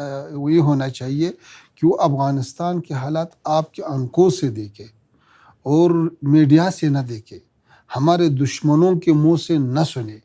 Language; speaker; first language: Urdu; non-native, fluent; Pashto